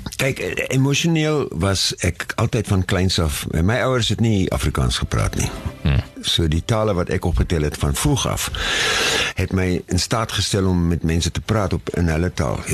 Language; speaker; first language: Afrikaans; non-native, local second language; English